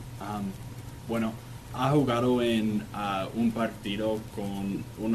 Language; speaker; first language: Spanish; non-native, fluent; English